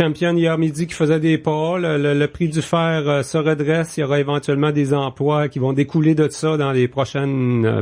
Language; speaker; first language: French; native; French